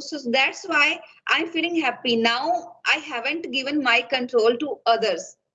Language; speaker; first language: English; non-native, fluent; Hindi